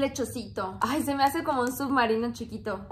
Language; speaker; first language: Spanish; native; Spanish